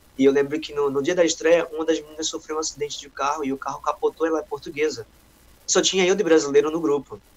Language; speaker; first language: Portuguese; native; Portuguese